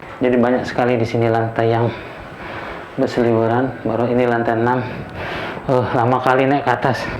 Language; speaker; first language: Indonesian; native; Indonesian